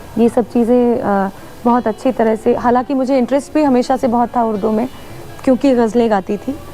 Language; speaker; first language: Hindi; native; Hindi